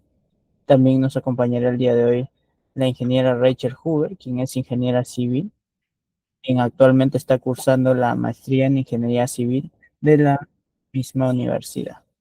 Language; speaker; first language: Spanish; native; Spanish